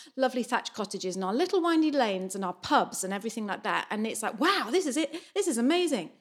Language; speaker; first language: English; native; English